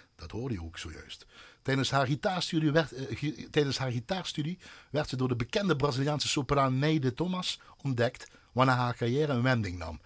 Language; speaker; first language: Dutch; native; Dutch